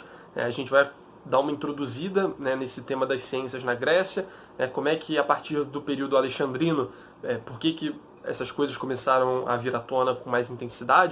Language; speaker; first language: Portuguese; native; Portuguese